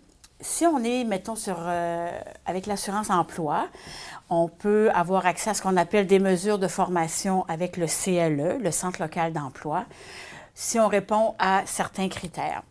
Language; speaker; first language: French; native; French